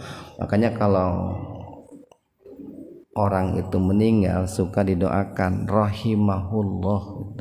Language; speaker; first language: Indonesian; native; Indonesian